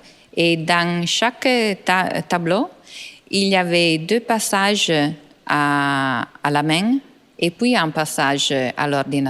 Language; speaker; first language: French; non-native, fluent; Italian